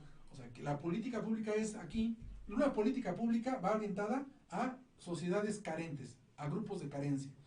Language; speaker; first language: Spanish; native; Spanish